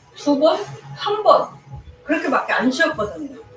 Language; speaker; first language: Korean; native; Korean